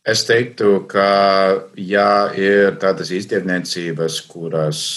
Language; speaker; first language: Latvian; non-native, fluent; English